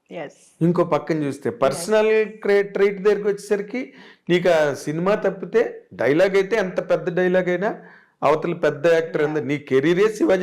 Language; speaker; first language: Telugu; native; Telugu